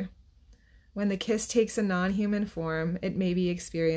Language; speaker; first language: English; native; English